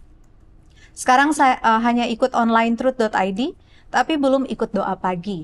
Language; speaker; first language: Indonesian; native; Indonesian